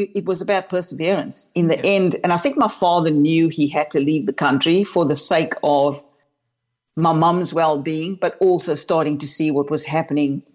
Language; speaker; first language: English; native; English